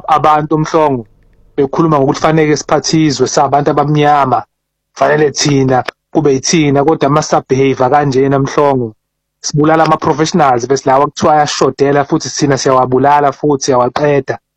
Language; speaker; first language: Zulu; native; Zulu